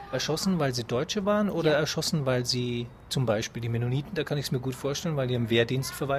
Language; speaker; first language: German; native; German